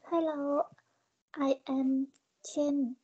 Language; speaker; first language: English; non-native, learner; Vietnamese